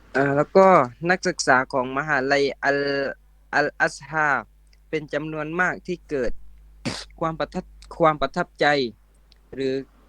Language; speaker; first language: Thai; non-native, local second language; Pattani Malay